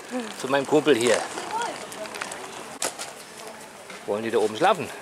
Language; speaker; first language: German; native; German